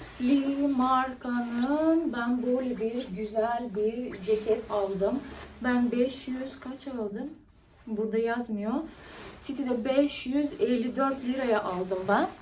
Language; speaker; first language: Turkish; non-native, fluent; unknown